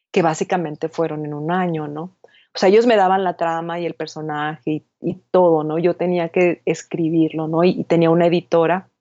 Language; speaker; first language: Spanish; native; Spanish